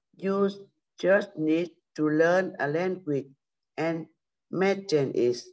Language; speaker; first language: English; non-native, learner; Vietnamese